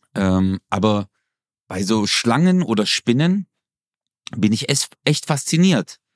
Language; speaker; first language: German; early bilingual, other home language; Turkish